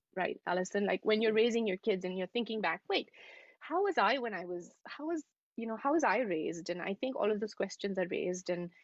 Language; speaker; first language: English; non-native, local second language; Hindi